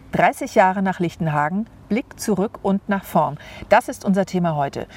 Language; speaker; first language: German; native; German